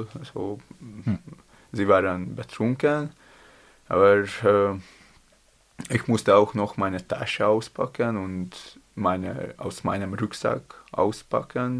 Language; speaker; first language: German; non-native, learner; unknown